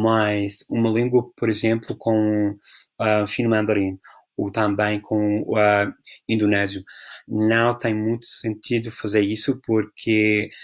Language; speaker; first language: Portuguese; non-native, fluent; English